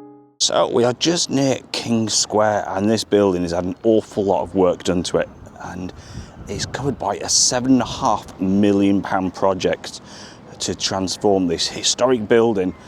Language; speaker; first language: English; native; English